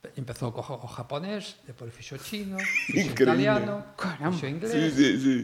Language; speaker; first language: Galician; native; Galician